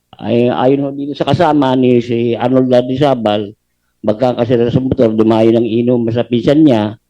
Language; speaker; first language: Filipino; native; Filipino